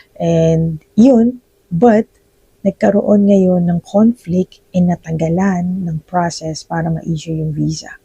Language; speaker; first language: Filipino; native; Filipino